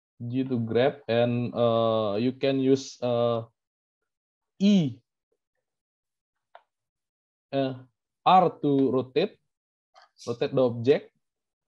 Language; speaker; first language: English; non-native, learner; Indonesian